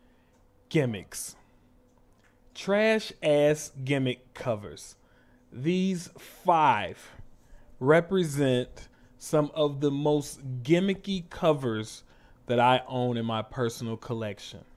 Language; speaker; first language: English; native; English